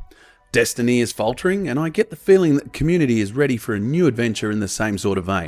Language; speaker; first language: English; native; English